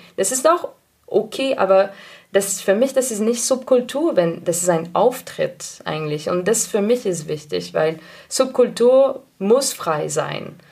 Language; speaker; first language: German; non-native, fluent; English